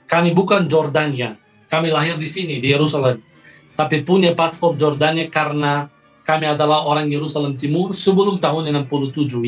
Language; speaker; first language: Indonesian; non-native, fluent; Arabic